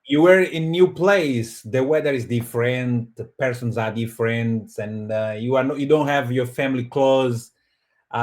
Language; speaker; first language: English; non-native, fluent; Portuguese